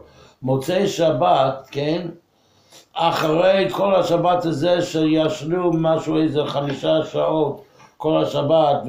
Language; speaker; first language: Hebrew; non-native, fluent; English